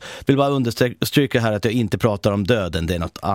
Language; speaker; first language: Swedish; native; Swedish